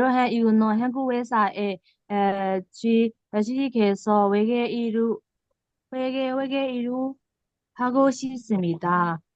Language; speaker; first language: Korean; non-native, learner; Burmese